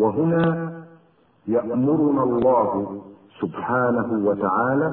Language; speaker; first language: Arabic; native; Arabic